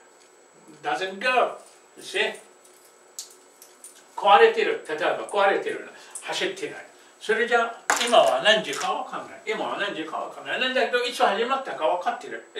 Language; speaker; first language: Japanese; non-native, fluent; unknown